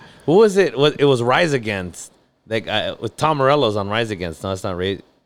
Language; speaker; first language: English; native; English